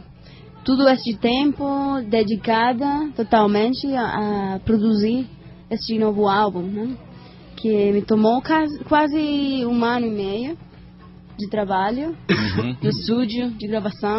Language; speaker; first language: Portuguese; non-native, learner; Spanish